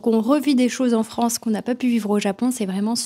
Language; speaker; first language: French; native; French